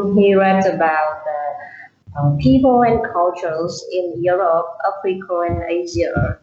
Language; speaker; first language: English; non-native, learner; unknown